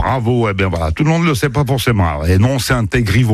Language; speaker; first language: French; native; French